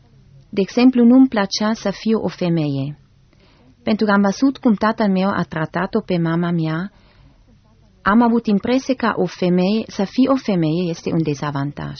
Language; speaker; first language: Romanian; non-native, fluent; German